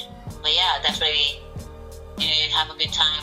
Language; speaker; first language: English; non-native, fluent; Portuguese